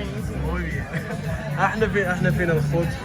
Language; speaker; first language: Arabic; native; Arabic